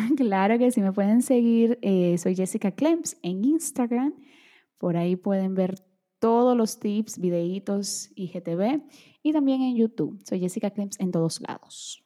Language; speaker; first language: Spanish; early bilingual, other home language; Portuguese